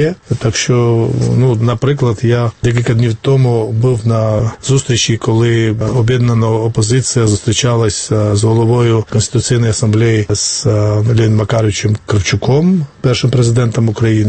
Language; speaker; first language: Ukrainian; non-native, fluent; Georgian